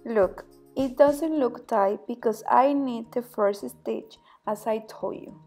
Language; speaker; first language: English; non-native, fluent; Spanish